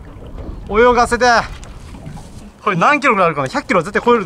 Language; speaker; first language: Japanese; native; Japanese